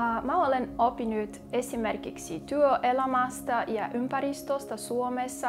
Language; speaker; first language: Finnish; non-native, local second language; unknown